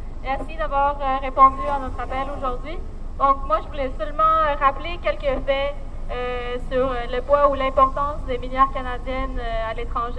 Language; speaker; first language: French; native; French